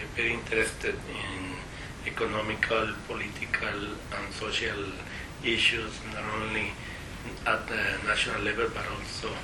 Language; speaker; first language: English; non-native, fluent; Spanish